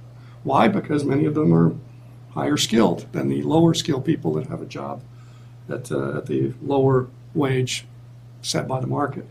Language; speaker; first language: English; native; English